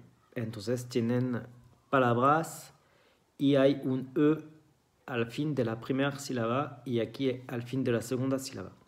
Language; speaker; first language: Spanish; non-native, fluent; French